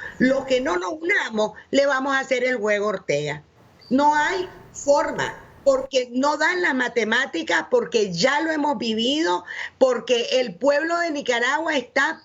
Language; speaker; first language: Spanish; native; Spanish